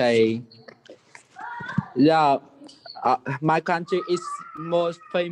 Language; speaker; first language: English; non-native, learner; Vietnamese